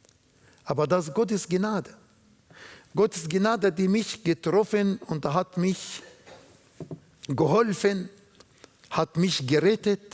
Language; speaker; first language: German; non-native, learner; Arabic